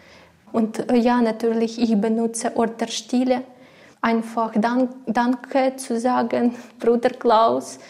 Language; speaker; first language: German; non-native, learner; Ukrainian